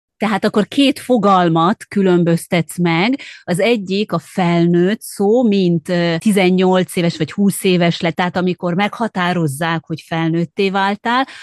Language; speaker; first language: Hungarian; native; Hungarian